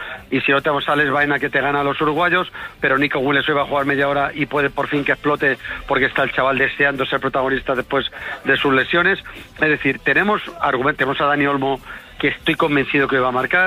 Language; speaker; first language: Spanish; native; Spanish